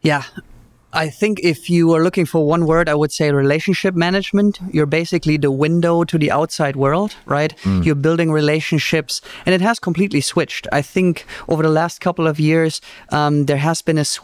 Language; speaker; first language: English; non-native, fluent; German